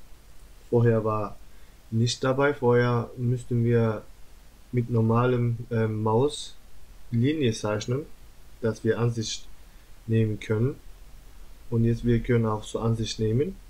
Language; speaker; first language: German; non-native, learner; Turkish